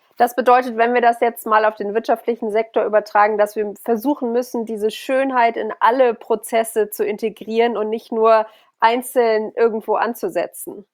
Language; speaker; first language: German; native; German